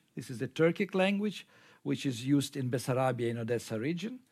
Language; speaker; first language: English; non-native, fluent; Ukrainian